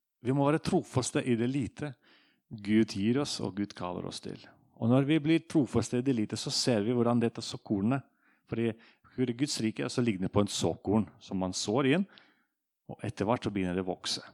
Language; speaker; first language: Norwegian; non-native, fluent; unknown